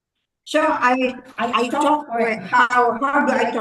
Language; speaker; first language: English; non-native, fluent; Indonesian